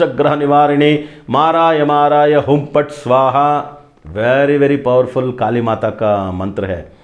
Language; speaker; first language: Hindi; non-native, local second language; Kannada